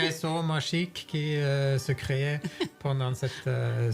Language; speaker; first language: French; non-native, fluent; Norwegian